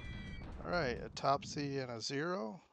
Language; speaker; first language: English; native; English